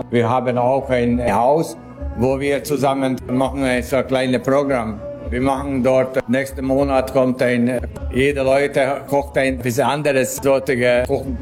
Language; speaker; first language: German; non-native, local second language; Hungarian